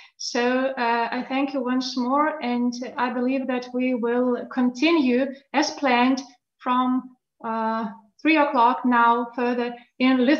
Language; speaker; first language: English; non-native, fluent; Lithuanian